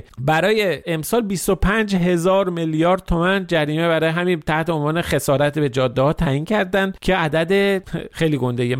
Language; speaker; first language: Persian; native; Persian